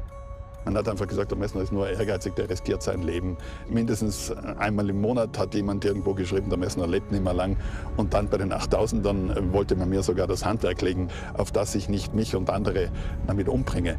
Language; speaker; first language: German; native; German